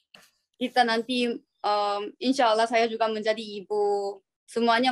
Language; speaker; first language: Indonesian; non-native, learner; Korean